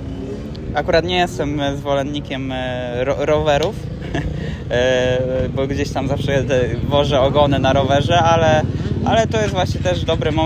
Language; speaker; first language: Polish; native; Polish